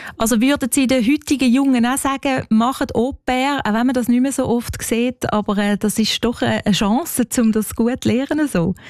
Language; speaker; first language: German; native; German